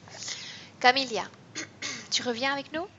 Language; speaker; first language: French; native; French